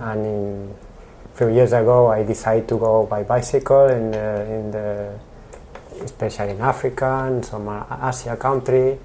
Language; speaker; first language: English; non-native, learner; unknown